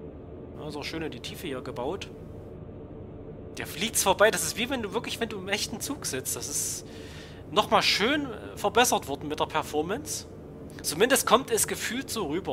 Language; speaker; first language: German; native; German